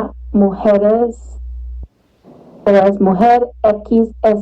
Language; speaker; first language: Spanish; early bilingual, heritage; Spanish